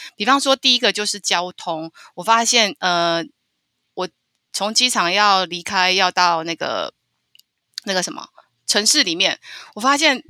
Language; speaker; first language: Chinese; native; Chinese